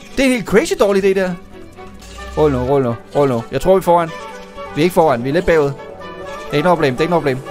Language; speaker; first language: Danish; native; Danish